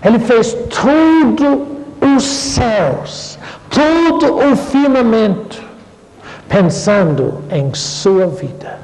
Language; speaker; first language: Portuguese; non-native, fluent; English